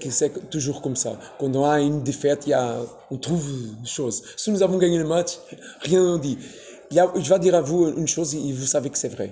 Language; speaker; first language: French; non-native, fluent; Portuguese